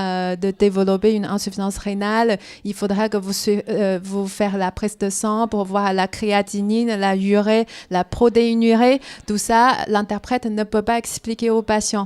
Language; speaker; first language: French; non-native, fluent; Chinese